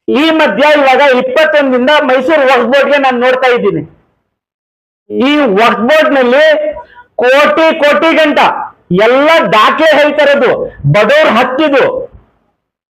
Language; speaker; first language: Kannada; native; Kannada